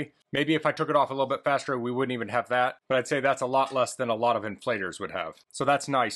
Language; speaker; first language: English; native; English